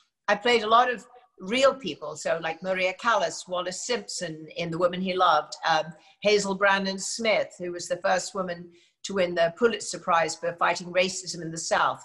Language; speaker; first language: English; native; English